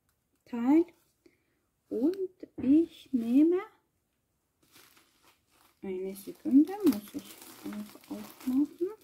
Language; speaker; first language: German; non-native, learner; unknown